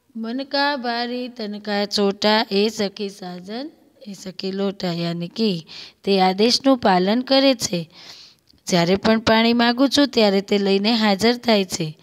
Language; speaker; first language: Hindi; non-native, local second language; Gujarati